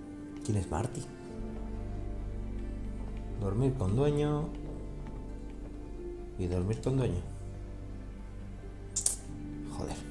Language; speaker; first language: Spanish; native; Spanish